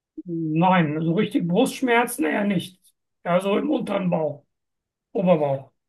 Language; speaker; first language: German; non-native, fluent; Turkish